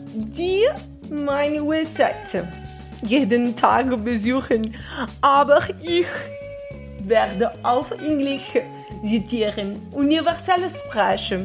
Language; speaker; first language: German; non-native, learner; Portuguese